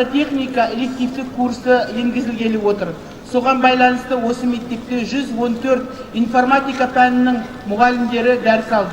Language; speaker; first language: Kazakh; native; Kazakh